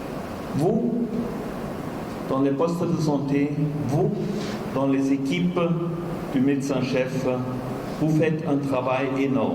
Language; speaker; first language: French; non-native, fluent; German